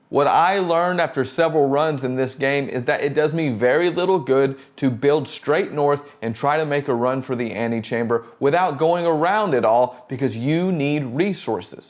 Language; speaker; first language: English; native; English